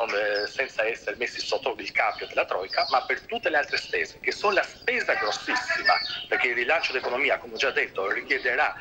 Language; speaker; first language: Italian; native; Italian